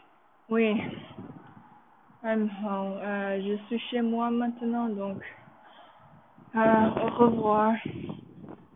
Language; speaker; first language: French; non-native, learner; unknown